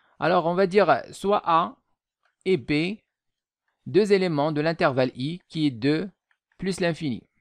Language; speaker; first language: French; non-native, local second language; Arabic